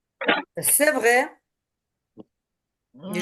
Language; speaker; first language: French; non-native, learner; Ukrainian